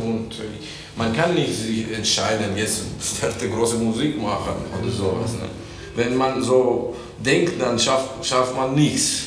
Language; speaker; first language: German; non-native, fluent; Greek